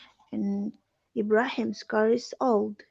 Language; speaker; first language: English; non-native, fluent; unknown